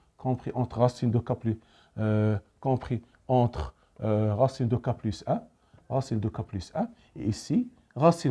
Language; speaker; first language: French; non-native, local second language; Arabic